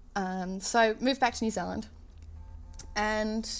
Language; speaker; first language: English; native; English